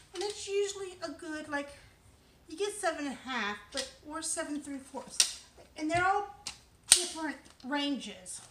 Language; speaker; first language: English; native; English